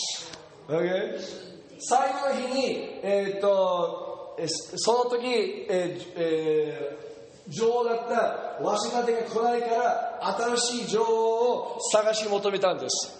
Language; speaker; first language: Japanese; non-native, fluent; English